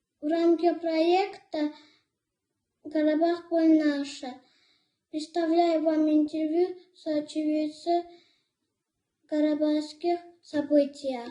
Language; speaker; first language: Russian; non-native, local second language; Azerbaijani